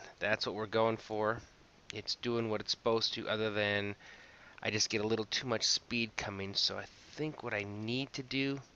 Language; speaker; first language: English; native; English